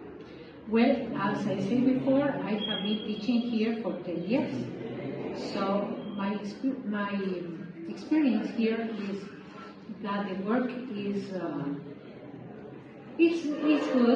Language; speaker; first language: English; non-native, fluent; Spanish